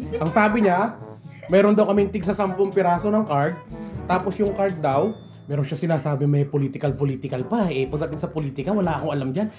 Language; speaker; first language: Filipino; native; Filipino